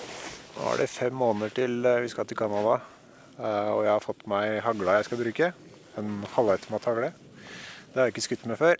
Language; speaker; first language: Norwegian; native; Norwegian